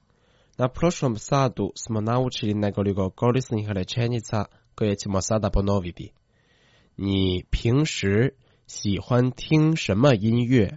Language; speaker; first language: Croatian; non-native, fluent; Chinese